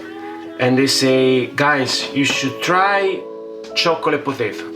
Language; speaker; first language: English; non-native, fluent; Italian